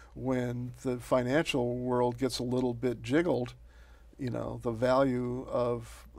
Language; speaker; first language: English; native; English